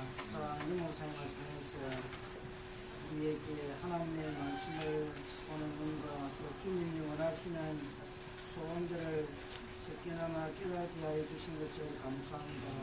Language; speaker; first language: Korean; native; Korean